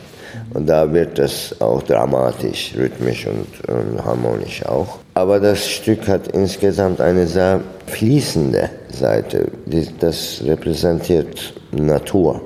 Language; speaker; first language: German; non-native, fluent; Turkish